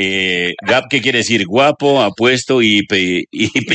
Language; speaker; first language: Spanish; native; Spanish